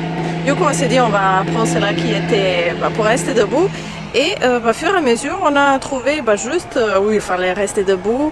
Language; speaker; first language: French; non-native, learner; Croatian